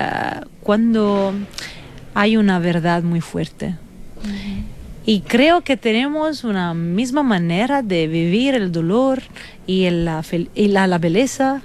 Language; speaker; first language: Spanish; non-native, fluent; Italian